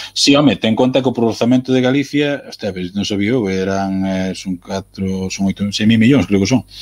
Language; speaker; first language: Galician; native; Galician